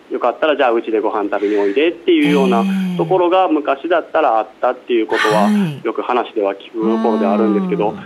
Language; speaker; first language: Japanese; native; Japanese